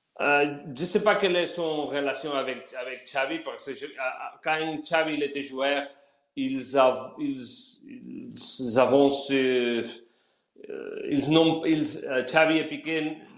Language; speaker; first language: French; non-native, learner; Spanish